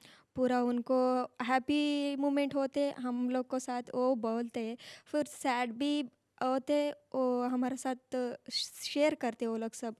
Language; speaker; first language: Hindi; non-native, local second language; Kannada